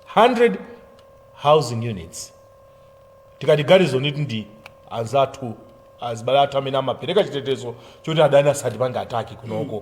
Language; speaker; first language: Nyanja; native; Nyanja